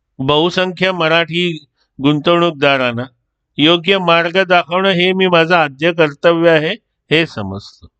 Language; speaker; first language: Marathi; native; Marathi